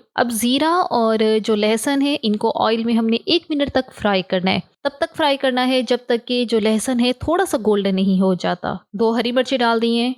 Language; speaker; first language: Hindi; native; Hindi